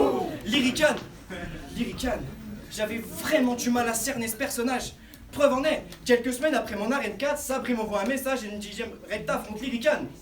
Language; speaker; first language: French; native; French